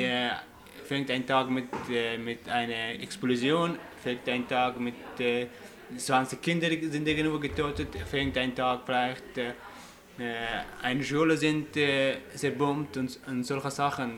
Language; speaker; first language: German; non-native, fluent; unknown